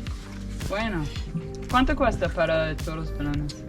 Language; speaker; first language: Spanish; non-native, learner; English